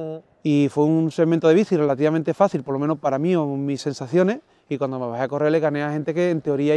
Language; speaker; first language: Spanish; native; Spanish